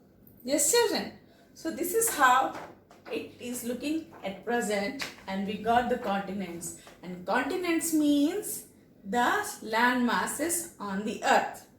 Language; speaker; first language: English; non-native, local second language; Telugu